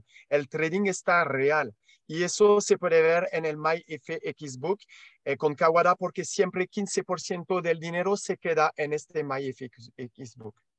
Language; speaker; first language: Spanish; non-native, learner; French